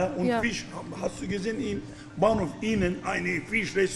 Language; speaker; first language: German; non-native, learner; Turkish